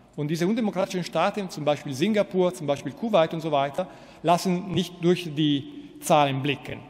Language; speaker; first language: German; non-native, fluent; Italian